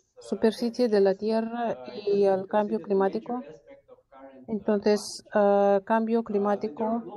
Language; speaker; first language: Spanish; non-native, learner; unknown